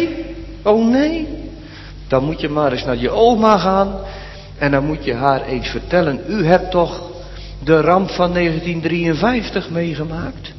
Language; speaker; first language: Dutch; native; Dutch